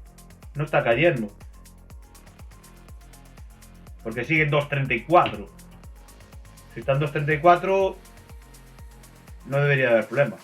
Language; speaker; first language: Spanish; native; Spanish